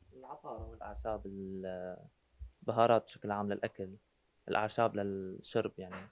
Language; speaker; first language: Arabic; native; Arabic